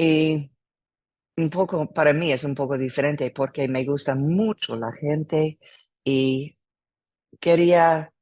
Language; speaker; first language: Spanish; non-native, learner; English